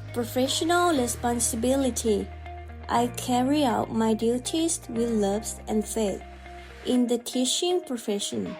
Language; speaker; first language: English; non-native, fluent; Thai